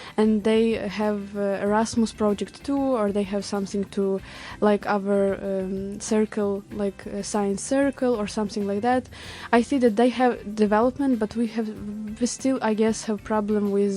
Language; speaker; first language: English; non-native, learner; Ukrainian